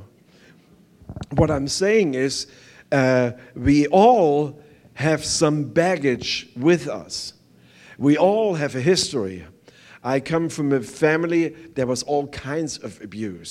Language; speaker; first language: English; non-native, fluent; German